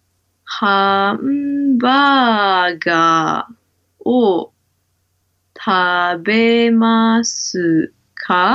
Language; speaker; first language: Japanese; non-native, learner; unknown